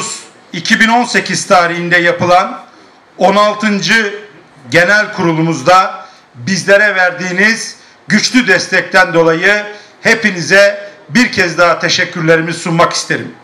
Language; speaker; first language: Turkish; native; Turkish